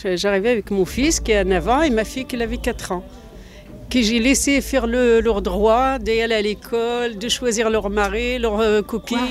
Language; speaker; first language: French; non-native, local second language; Berber languages